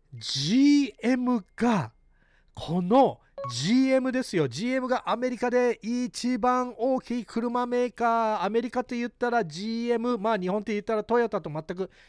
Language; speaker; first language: Japanese; early bilingual, heritage; Japanese